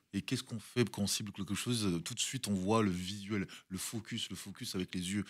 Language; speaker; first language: French; early bilingual, other home language; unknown